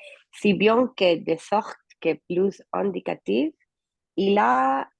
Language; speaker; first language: French; non-native, learner; Spanish